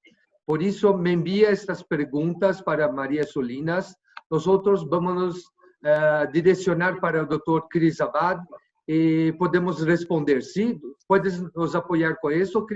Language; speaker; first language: Spanish; non-native, fluent; Portuguese